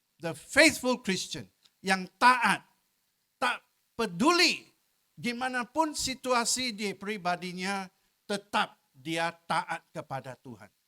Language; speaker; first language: Malay; non-native, local second language; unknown